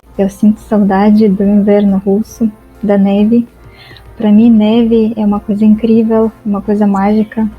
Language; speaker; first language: Portuguese; non-native, fluent; Russian